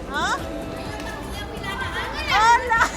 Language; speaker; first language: Spanish; non-native, fluent; Filipino